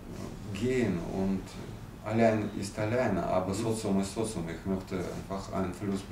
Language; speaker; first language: German; non-native, learner; Russian